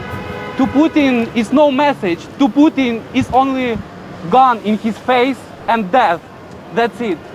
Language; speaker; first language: English; non-native, fluent; Ukrainian